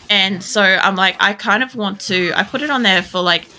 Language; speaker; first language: English; native; English